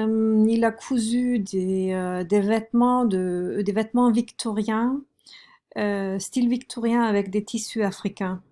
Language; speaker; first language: French; non-native, fluent; German